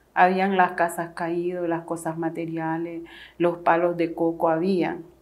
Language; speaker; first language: Spanish; native; Spanish